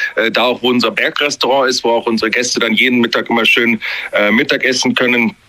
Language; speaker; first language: German; native; German